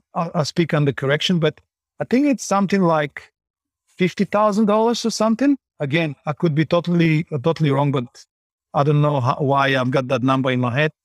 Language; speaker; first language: English; non-native, fluent; Bulgarian